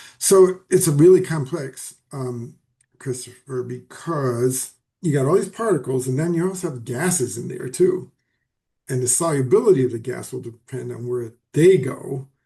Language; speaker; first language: English; native; English